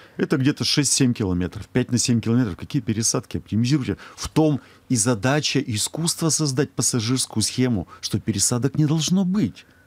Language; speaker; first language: Russian; native; Russian